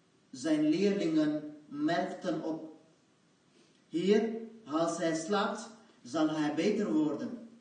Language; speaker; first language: Dutch; non-native, fluent; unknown